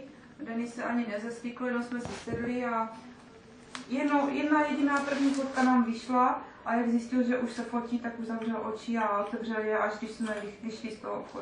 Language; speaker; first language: Czech; native; Czech